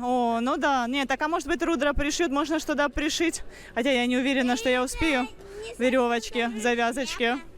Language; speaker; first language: Russian; native; Russian